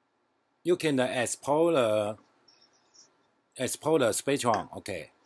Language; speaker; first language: English; non-native, learner; Chinese